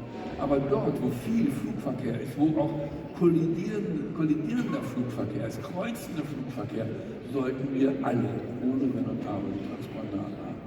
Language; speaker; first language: German; native; German